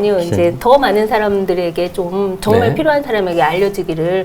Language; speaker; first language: Korean; native; Korean